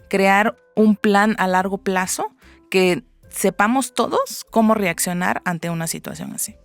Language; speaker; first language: Spanish; native; Spanish